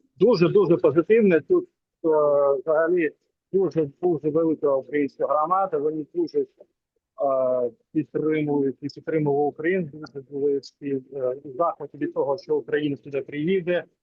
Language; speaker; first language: Ukrainian; non-native, local second language; Russian